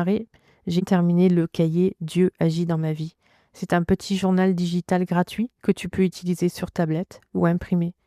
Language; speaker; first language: French; native; French